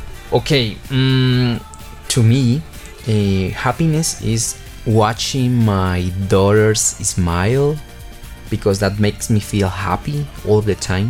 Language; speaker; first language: English; non-native, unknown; Spanish